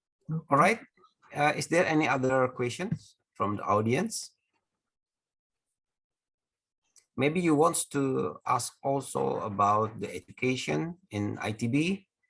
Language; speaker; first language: English; non-native, fluent; Indonesian